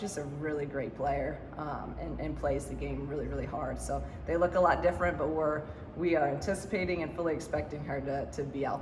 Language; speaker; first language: English; native; English